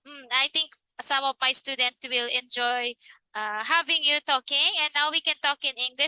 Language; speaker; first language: English; non-native, local second language; Filipino